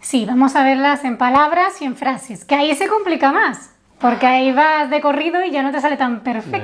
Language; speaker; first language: Spanish; native; Spanish